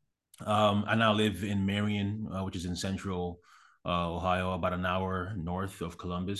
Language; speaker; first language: English; early bilingual, other home language; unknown